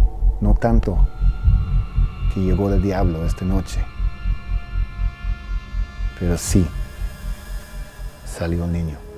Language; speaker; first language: Spanish; early bilingual, heritage; English